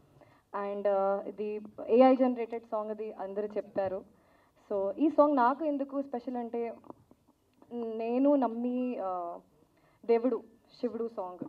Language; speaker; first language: Telugu; non-native, learner; Hindi